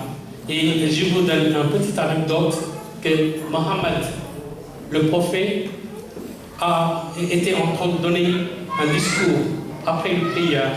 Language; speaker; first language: French; non-native, fluent; Tamil